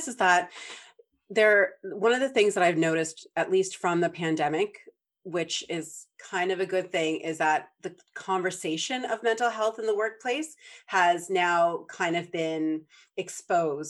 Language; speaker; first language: English; native; English